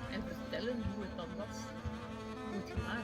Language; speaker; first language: Dutch; native; Dutch